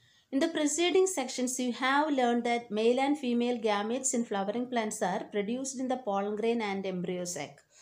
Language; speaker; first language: English; non-native, local second language; Malayalam